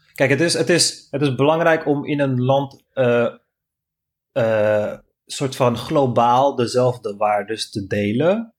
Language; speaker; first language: Dutch; non-native, fluent; Turkish